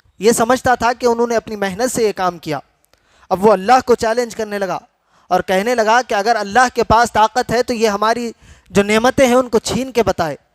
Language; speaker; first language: Urdu; native; Urdu